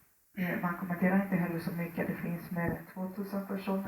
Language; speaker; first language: Swedish; early bilingual, other home language; Spanish